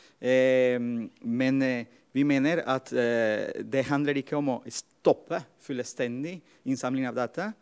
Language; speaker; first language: Norwegian; non-native, fluent; Spanish